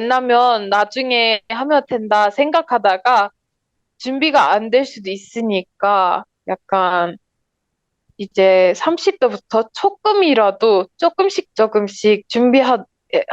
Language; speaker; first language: Korean; non-native, learner; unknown